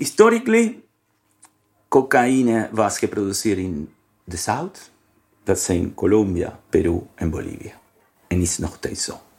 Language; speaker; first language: Dutch; non-native, learner; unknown